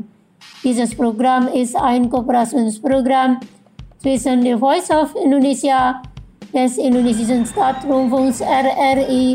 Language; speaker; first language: German; non-native, fluent; Indonesian